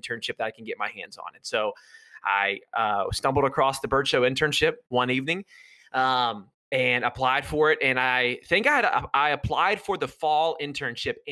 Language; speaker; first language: English; native; English